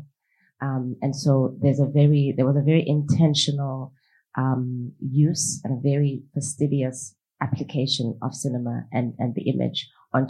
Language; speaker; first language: English; non-native, local second language; Xhosa